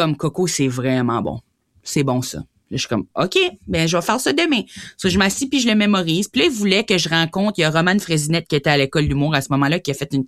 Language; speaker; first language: French; native; French